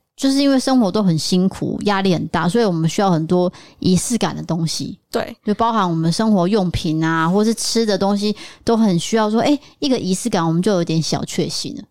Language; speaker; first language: Chinese; native; Chinese